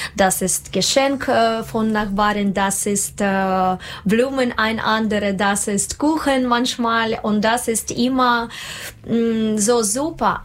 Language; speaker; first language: German; non-native, learner; Russian